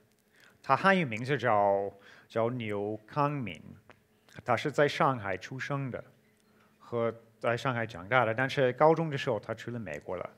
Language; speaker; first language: Chinese; non-native, fluent; English